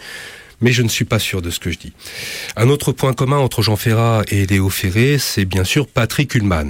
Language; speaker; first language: French; native; French